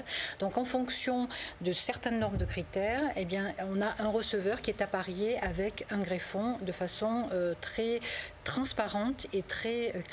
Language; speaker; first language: French; native; French